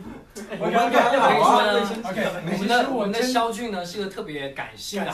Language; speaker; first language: Chinese; native; Chinese